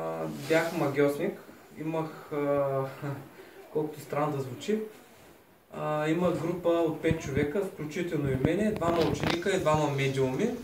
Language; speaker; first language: Bulgarian; native; Bulgarian